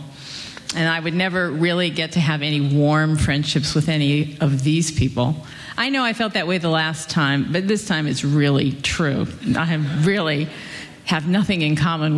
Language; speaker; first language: English; native; English